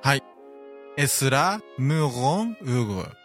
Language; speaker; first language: French; non-native, learner; Japanese